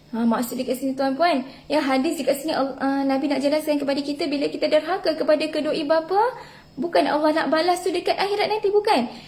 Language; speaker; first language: Malay; native; Malay